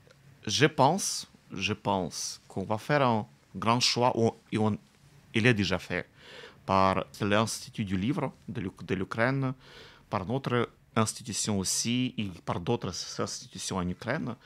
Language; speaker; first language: French; non-native, fluent; Russian